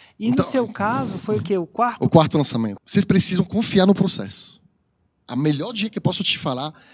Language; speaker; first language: Portuguese; non-native, fluent; French